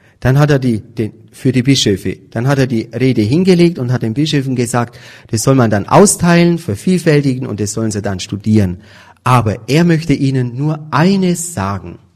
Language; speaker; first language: German; native; German